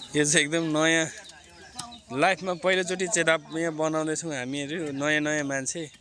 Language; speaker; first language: Nepali; non-native, local second language; Limbu